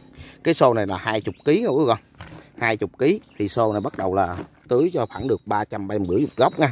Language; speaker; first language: Vietnamese; native; Vietnamese